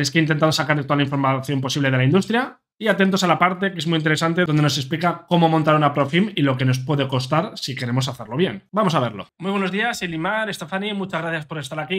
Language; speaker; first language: Spanish; native; Spanish